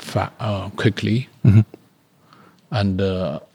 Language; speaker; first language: English; non-native, learner; Chinese